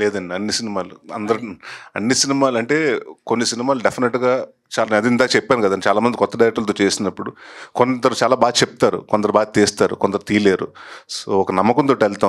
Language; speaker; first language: Telugu; native; Telugu